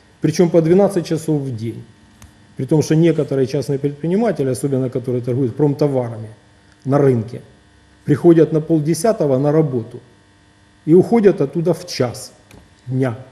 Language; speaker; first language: Russian; native; Russian